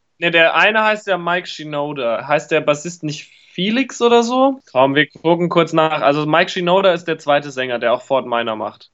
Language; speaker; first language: German; native; German